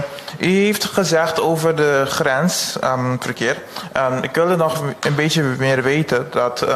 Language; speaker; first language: Dutch; non-native, local second language; Papiamento